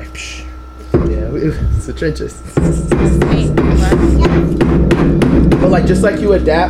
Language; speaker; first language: English; non-native, fluent; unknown